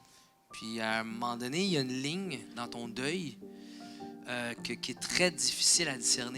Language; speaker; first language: French; native; French